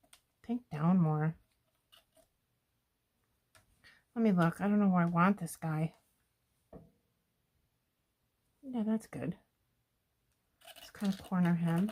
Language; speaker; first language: English; native; English